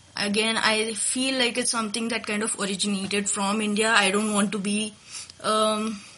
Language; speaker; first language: English; non-native, local second language; Telugu